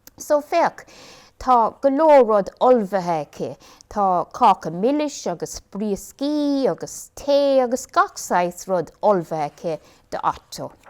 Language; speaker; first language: Irish; non-native, local second language; English